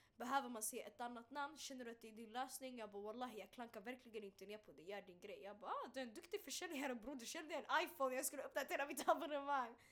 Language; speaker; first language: Swedish; early bilingual, other home language; Tigrinya